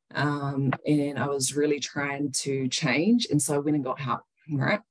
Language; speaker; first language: English; native; English